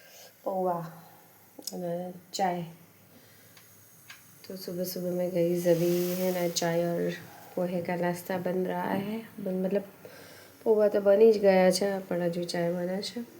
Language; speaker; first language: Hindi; non-native, local second language; Gujarati